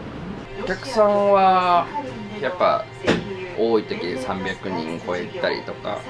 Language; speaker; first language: Japanese; native; Japanese